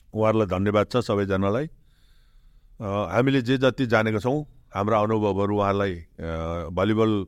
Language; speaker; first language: Nepali; native; Nepali